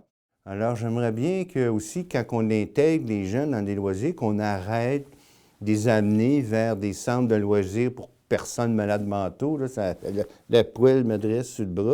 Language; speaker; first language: French; native; French